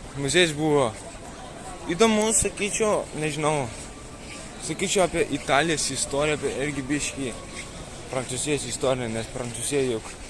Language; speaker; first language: Lithuanian; early bilingual, heritage; Lithuanian